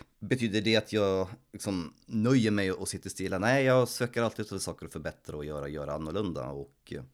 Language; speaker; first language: Swedish; early bilingual, other home language; Polish